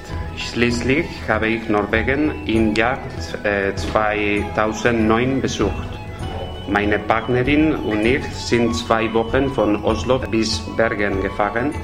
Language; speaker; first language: German; non-native, fluent; Spanish